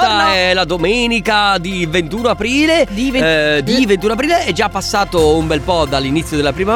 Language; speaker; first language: Italian; native; Italian